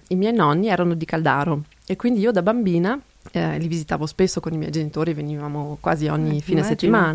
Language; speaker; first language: Italian; non-native, local second language; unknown